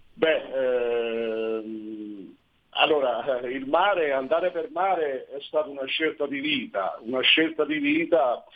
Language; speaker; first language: Italian; native; Italian